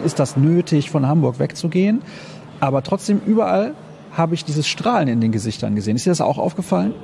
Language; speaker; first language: German; native; German